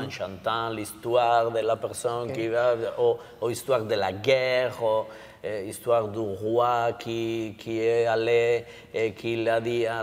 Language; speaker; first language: French; non-native, learner; Basque